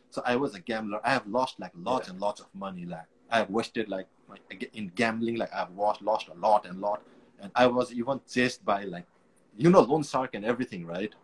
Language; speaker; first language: English; non-native, local second language; Nepali